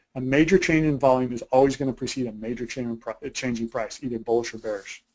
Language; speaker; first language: English; native; English